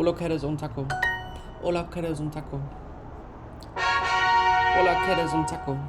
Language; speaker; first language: Spanish; non-native, learner; English